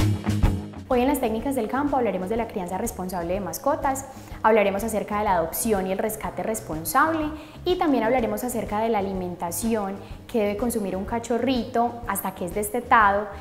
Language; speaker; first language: Spanish; native; Spanish